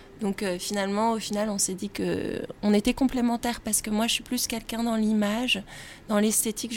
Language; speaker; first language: French; native; French